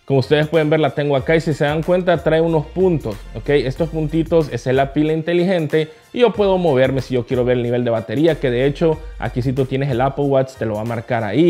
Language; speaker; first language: Spanish; native; Spanish